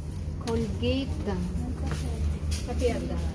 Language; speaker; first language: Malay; non-native, learner; Filipino